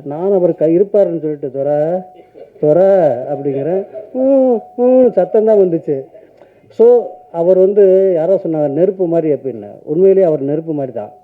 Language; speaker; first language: Tamil; native; Tamil